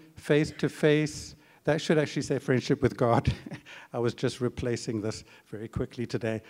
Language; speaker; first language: English; native; English